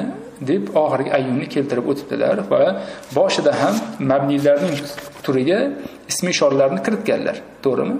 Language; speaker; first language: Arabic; non-native, fluent; Uzbek